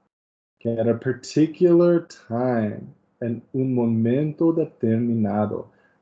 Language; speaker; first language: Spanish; non-native, learner; English